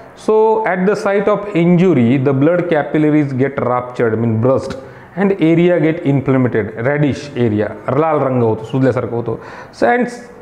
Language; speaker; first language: English; non-native, local second language; Marathi